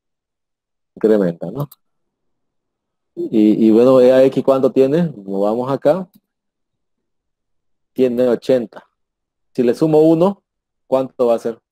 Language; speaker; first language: Spanish; native; Spanish